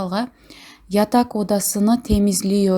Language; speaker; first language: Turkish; non-native, fluent; Kazakh